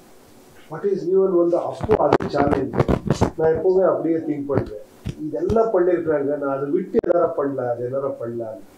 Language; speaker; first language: Tamil; non-native, learner; Kannada